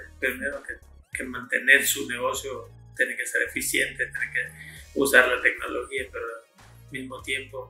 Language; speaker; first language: Spanish; non-native, fluent; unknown